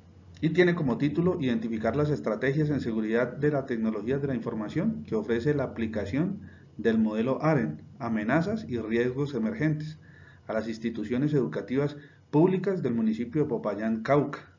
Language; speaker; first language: Spanish; native; Spanish